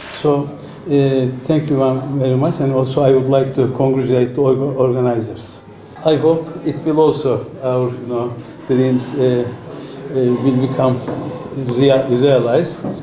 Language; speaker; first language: English; non-native, fluent; Turkish